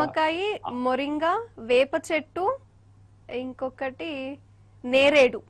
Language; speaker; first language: Telugu; native; Telugu